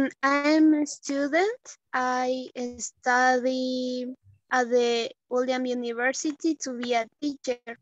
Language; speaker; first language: English; non-native, learner; Spanish